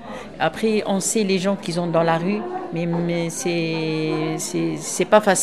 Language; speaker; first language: French; non-native, local second language; Arabic